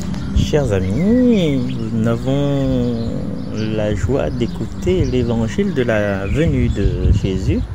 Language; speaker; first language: French; non-native, local second language; Réunion Creole French